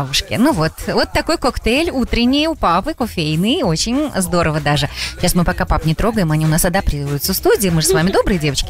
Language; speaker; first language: Russian; native; Russian